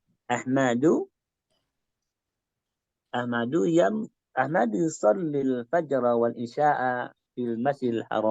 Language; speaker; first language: Arabic; non-native, learner; Indonesian